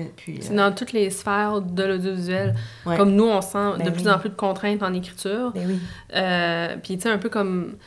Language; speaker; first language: French; native; French